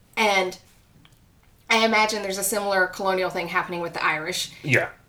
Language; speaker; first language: English; native; English